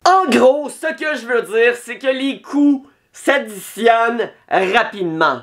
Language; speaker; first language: French; native; French